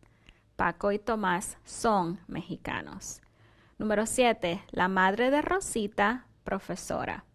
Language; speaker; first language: Spanish; non-native, fluent; English